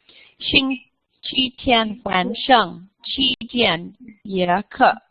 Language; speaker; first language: Chinese; non-native, learner; English